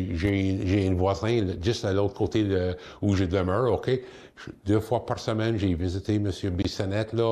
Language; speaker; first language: French; non-native, local second language; English